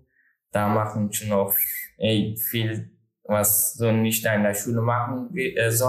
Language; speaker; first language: German; non-native, learner; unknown